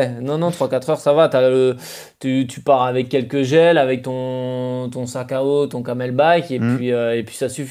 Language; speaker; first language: French; native; French